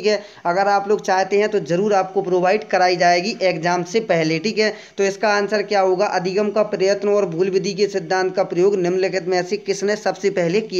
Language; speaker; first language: Hindi; native; Hindi